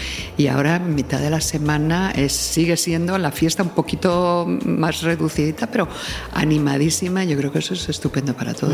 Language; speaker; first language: Spanish; native; Spanish